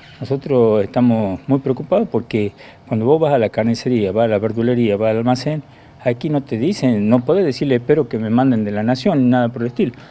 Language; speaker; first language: Spanish; native; Spanish